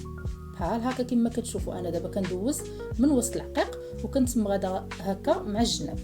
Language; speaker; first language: Arabic; native; Arabic